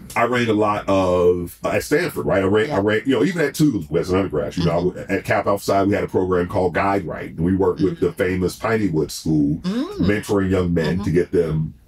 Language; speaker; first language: English; native; English